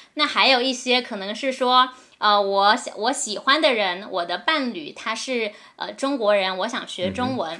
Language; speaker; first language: Chinese; native; Chinese